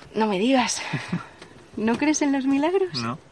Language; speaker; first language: Spanish; native; Spanish